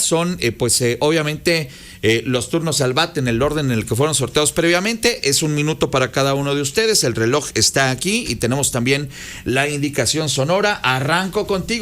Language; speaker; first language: Spanish; native; Spanish